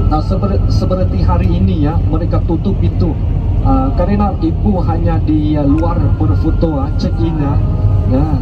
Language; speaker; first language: Indonesian; non-native, learner; Vietnamese